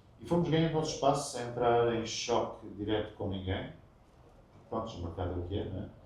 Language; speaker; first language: Portuguese; native; Portuguese